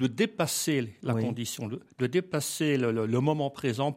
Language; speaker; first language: French; native; French